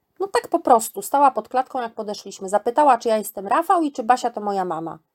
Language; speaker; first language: Polish; native; Polish